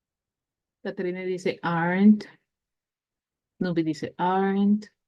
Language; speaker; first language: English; non-native, fluent; Spanish